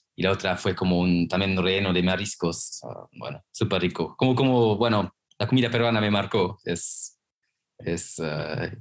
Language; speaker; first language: Spanish; non-native, fluent; Luxembourgish